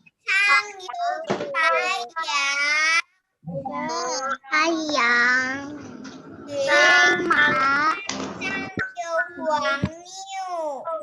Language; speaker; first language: Chinese; non-native, learner; Indonesian